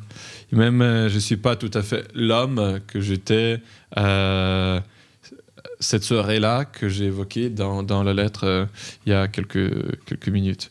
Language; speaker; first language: French; non-native, fluent; Ukrainian